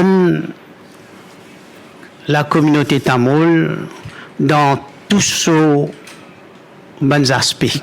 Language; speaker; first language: French; non-native, local second language; Morisyen